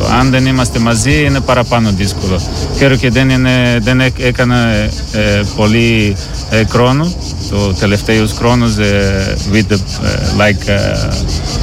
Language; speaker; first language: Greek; non-native, learner; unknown